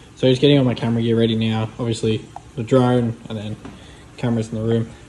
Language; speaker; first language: English; native; English